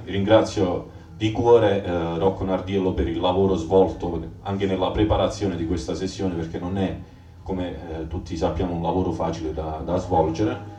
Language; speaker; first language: Italian; native; Italian